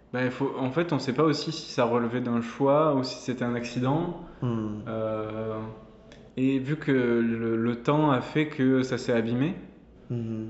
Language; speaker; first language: French; native; French